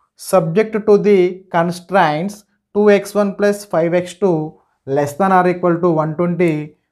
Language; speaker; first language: English; non-native, local second language; Telugu